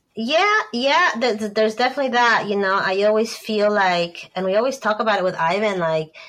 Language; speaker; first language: English; non-native, fluent; Spanish